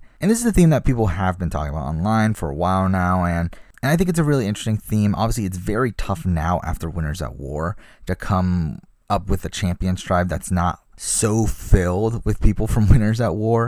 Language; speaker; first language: English; native; English